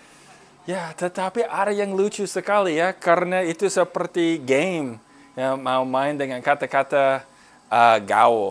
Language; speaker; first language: Indonesian; non-native, fluent; English